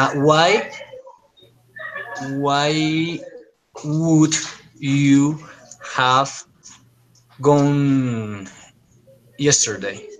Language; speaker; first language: English; non-native, learner; Spanish